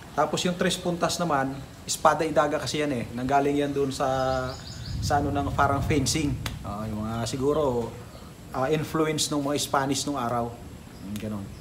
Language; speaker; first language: Filipino; non-native, local second language; Hiligaynon